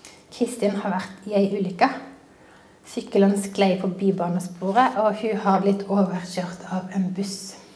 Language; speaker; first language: Norwegian; native; Norwegian